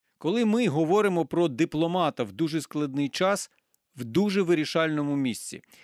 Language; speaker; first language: Ukrainian; native; Ukrainian